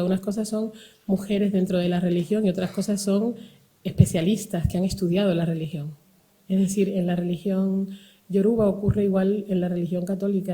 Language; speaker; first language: Spanish; native; Spanish